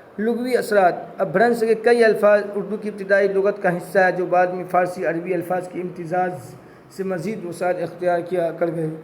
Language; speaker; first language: Urdu; native; Urdu